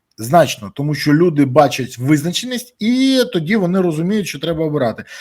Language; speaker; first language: Ukrainian; native; Ukrainian